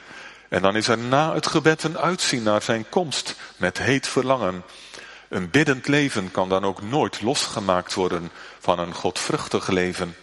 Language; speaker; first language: Dutch; native; Dutch